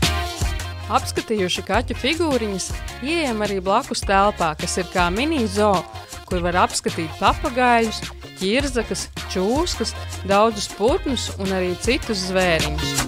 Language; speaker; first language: Latvian; native; Latvian